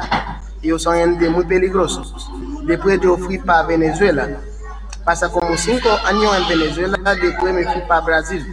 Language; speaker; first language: Spanish; non-native, learner; Haitian Creole